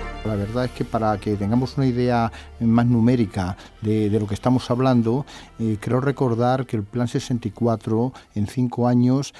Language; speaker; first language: Spanish; native; Spanish